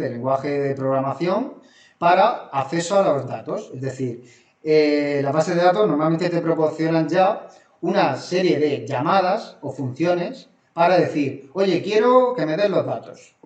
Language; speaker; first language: Spanish; native; Spanish